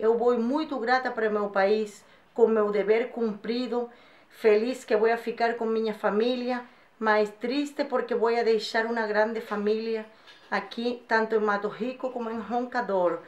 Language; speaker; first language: Portuguese; non-native, fluent; Spanish